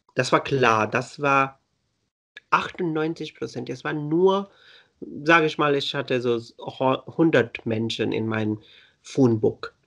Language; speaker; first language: German; non-native, fluent; Urdu